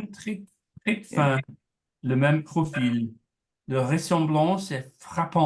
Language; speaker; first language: French; non-native, learner; English